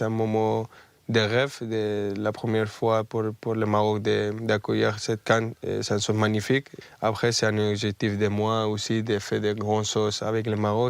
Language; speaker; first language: French; non-native, fluent; Spanish